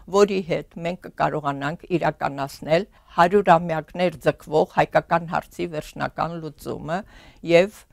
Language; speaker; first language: Armenian; native; Armenian